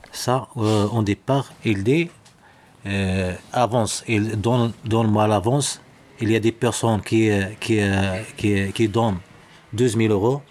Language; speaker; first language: French; non-native, learner; Arabic